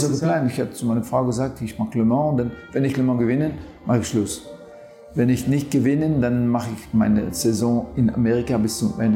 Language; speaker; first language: German; non-native, fluent; French